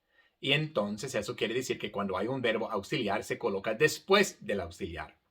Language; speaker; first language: Spanish; non-native, fluent; English